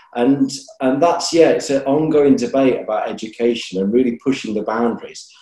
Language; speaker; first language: English; native; English